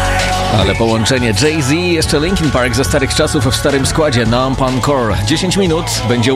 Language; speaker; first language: Polish; native; Polish